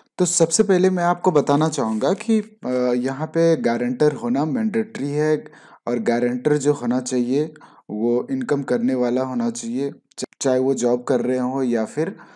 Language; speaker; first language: Hindi; native; Hindi